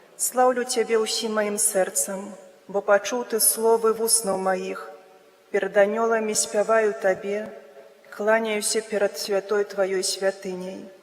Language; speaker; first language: Belarusian; native; Belarusian